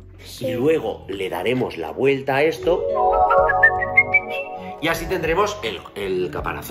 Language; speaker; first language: Spanish; native; Spanish